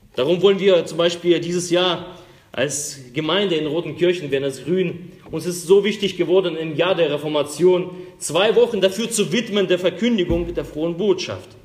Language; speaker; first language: German; non-native, fluent; Russian